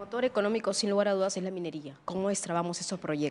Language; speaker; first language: Spanish; native; Spanish